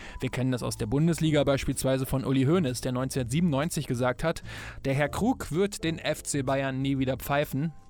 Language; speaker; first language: German; native; German